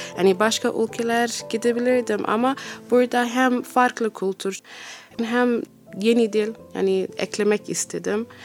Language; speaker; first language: Turkish; non-native, learner; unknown